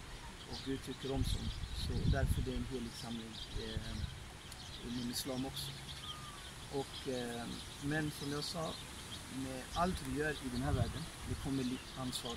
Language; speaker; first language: Swedish; non-native, fluent; Arabic